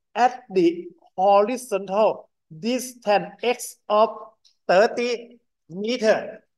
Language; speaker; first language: English; non-native, fluent; Thai